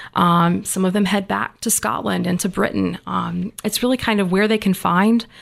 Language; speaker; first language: English; native; English